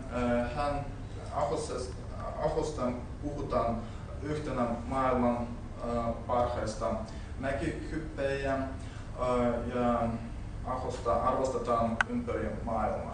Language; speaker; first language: Finnish; non-native, learner; Russian